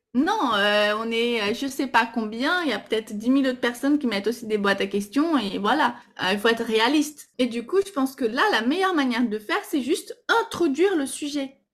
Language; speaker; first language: French; non-native, fluent; Portuguese